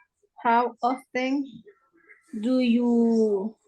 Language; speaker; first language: English; non-native, learner; Spanish